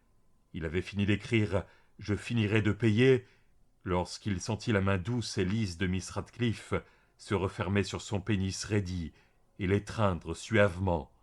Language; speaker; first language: French; native; French